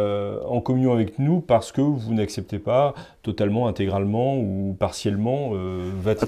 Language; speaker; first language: French; native; French